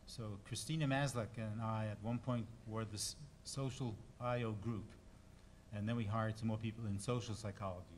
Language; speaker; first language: English; native; English